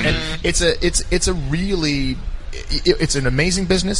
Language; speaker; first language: English; native; English